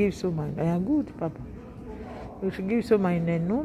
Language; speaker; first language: German; non-native, learner; Lingala